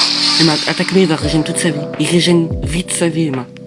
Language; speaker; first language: French; native; French